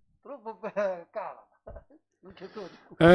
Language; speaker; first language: Italian; non-native, learner; Chinese